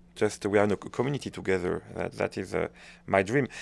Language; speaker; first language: English; non-native, fluent; French